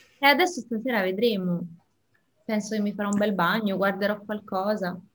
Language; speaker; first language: Italian; native; Italian